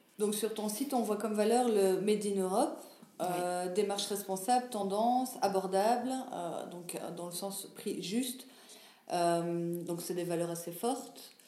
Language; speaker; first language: French; native; French